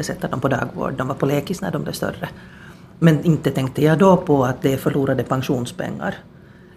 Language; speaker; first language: Swedish; native; Swedish